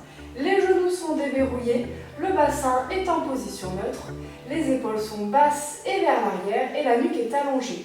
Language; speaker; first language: French; native; French